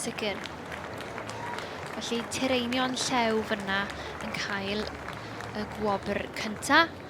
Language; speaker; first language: Welsh; native; Welsh